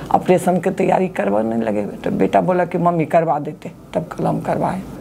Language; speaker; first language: Hindi; native; Hindi